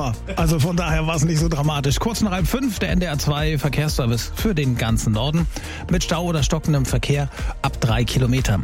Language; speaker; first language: German; native; German